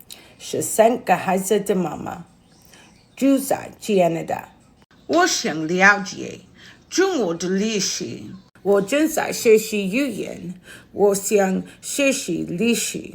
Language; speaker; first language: Chinese; non-native, learner; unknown